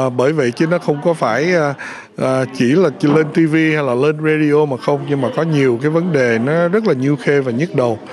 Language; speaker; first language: Vietnamese; early bilingual, heritage; Vietnamese